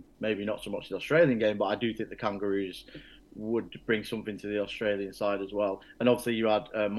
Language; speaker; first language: English; native; English